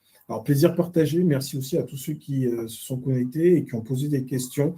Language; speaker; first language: French; native; French